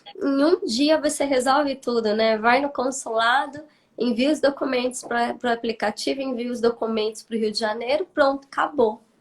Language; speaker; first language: Portuguese; native; Portuguese